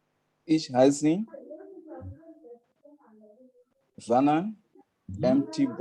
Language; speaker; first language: German; non-native, learner; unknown